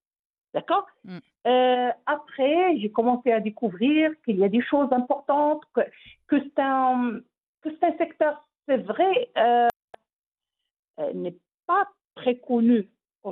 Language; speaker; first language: French; non-native, local second language; Arabic